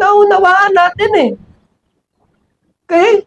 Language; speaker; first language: Filipino; native; Filipino